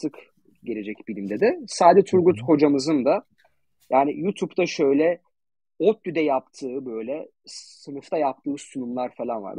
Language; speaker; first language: Turkish; native; Turkish